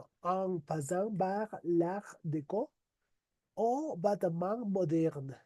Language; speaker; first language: French; non-native, learner; Spanish